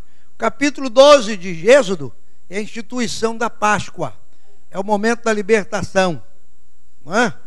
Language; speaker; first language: Portuguese; native; Portuguese